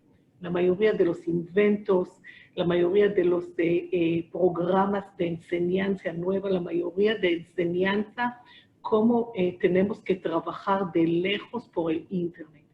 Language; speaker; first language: Spanish; non-native, fluent; Hebrew